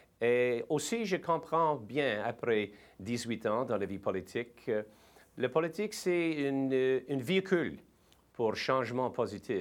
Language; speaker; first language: French; non-native, learner; English